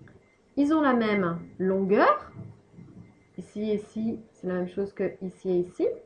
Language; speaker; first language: French; native; French